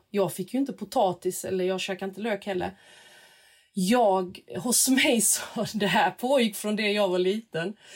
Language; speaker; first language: Swedish; early bilingual, other home language; Macedonian